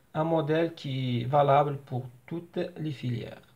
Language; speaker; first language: French; non-native, local second language; Arabic